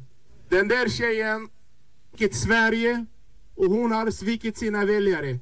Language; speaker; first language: Swedish; non-native, fluent; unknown